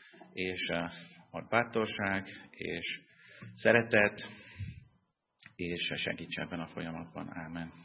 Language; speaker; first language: Hungarian; non-native, fluent; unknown